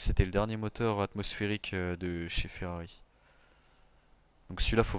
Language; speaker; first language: French; native; French